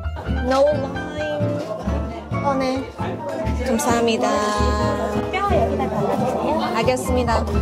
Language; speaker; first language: Korean; non-native, learner; Cantonese